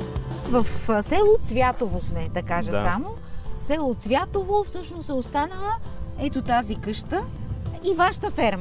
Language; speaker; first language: Bulgarian; native; Bulgarian